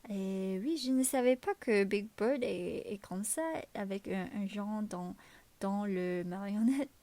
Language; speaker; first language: French; non-native, learner; English